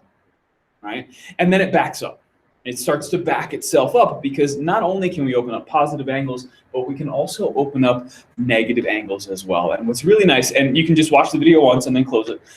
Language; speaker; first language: English; native; English